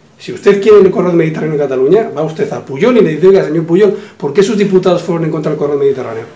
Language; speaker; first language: Spanish; native; Spanish